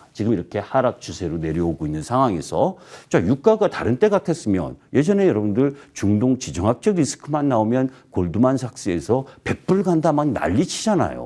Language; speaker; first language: Korean; native; Korean